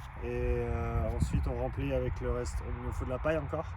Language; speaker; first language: French; native; French